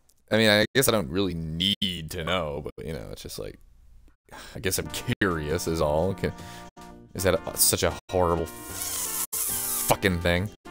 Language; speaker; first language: English; native; English